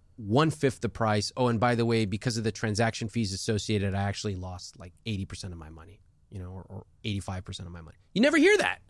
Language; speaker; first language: English; early bilingual, other home language; Hindi